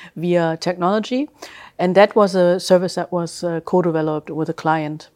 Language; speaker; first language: English; early bilingual, other home language; German